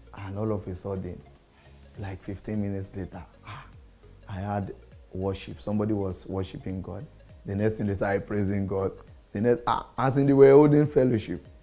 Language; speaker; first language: English; non-native, local second language; Yoruba